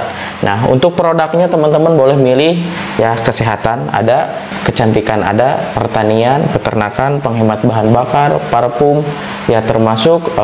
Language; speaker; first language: Indonesian; non-native, local second language; Sundanese